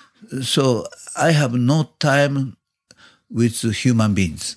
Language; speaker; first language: English; non-native, learner; Japanese